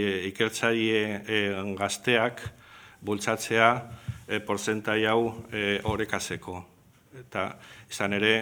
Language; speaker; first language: Basque; non-native, local second language; Spanish